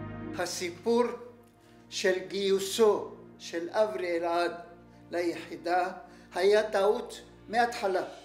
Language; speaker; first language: Hebrew; non-native, fluent; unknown